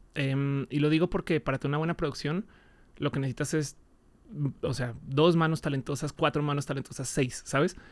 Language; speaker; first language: Spanish; native; Spanish